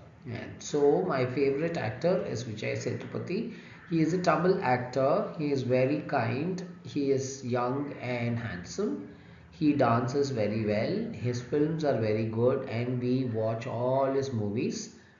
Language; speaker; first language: English; non-native, local second language; Tamil